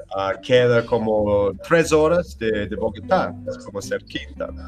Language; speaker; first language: Spanish; non-native, fluent; English